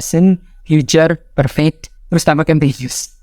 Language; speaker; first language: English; non-native, fluent; Indonesian